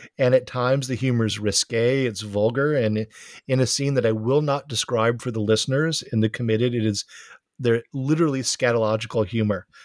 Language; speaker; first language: English; native; English